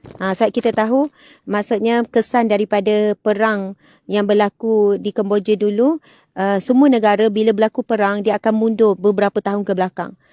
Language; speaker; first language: Malay; native; Malay